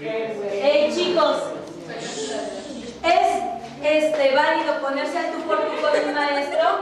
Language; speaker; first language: Spanish; native; Spanish